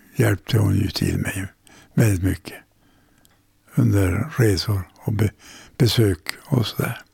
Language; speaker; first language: Swedish; native; Swedish